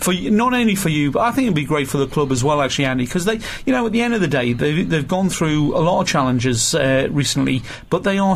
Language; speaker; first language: English; native; English